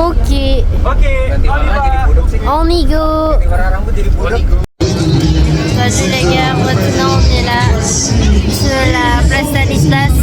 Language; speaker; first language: French; non-native, learner; Indonesian